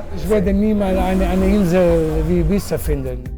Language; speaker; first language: German; non-native, learner; Italian